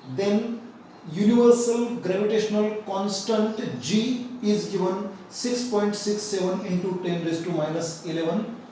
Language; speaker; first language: English; non-native, local second language; Marathi